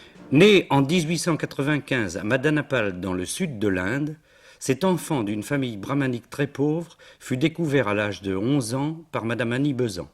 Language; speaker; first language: French; native; French